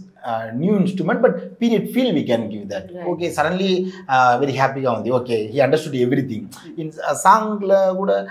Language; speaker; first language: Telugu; non-native, learner; Tamil